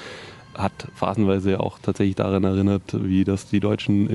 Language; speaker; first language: German; native; German